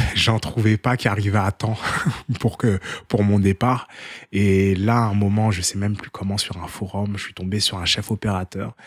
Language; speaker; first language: French; early bilingual, other home language; Haitian Creole